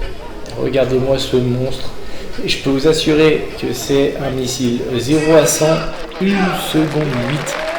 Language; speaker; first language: French; native; French